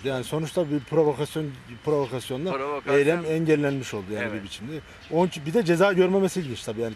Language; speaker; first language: Turkish; native; Turkish